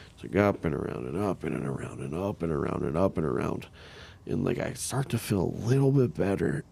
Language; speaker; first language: English; native; English